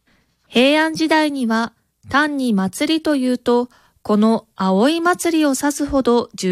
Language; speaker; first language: Japanese; native; Japanese